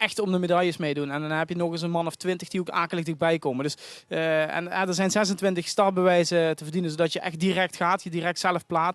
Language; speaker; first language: Dutch; native; Dutch